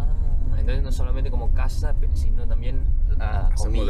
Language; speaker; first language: Spanish; non-native, fluent; Indonesian